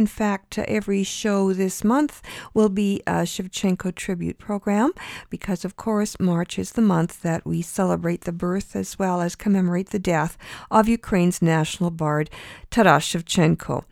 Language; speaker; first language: English; early bilingual, other home language; Ukrainian